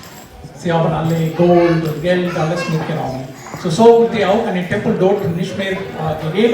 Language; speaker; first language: German; non-native, learner; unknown